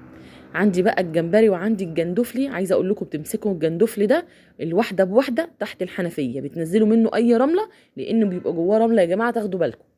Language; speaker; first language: Arabic; native; Arabic